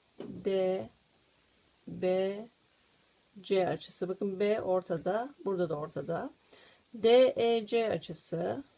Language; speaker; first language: Turkish; native; Turkish